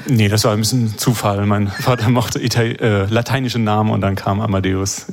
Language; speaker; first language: German; non-native, fluent; French